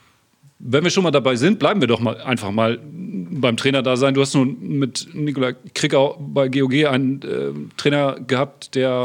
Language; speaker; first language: German; native; German